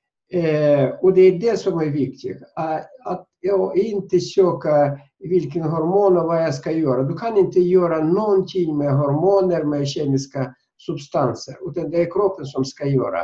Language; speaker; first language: Swedish; non-native, fluent; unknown